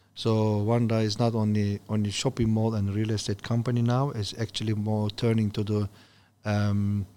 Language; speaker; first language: English; non-native, learner; Turkish